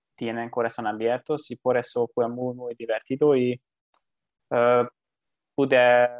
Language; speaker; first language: Spanish; non-native, learner; Hungarian